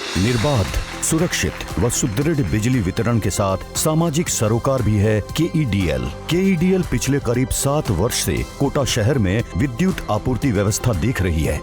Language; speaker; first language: Hindi; native; Hindi